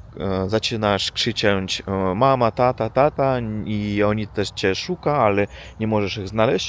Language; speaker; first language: Polish; non-native, learner; Russian